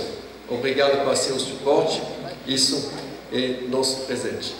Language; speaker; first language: Portuguese; non-native, fluent; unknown